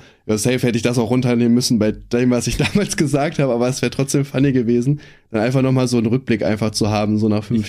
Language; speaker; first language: German; native; German